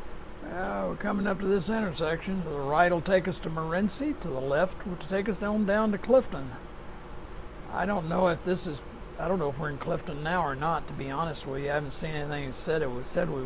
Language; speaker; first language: English; native; English